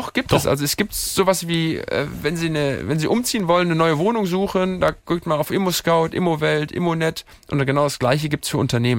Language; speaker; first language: German; native; German